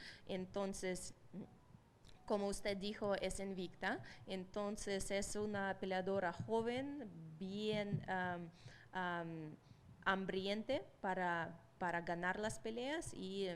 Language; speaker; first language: Spanish; non-native, fluent; Russian